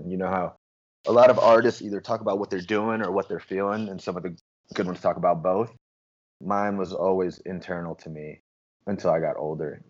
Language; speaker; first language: English; native; English